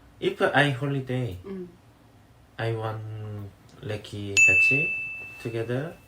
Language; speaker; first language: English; non-native, learner; Korean